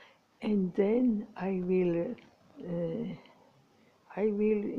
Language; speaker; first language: English; non-native, learner; Croatian